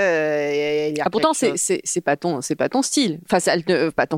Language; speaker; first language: French; native; French